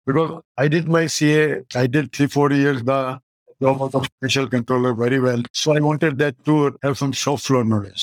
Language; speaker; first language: English; non-native, local second language; Marwari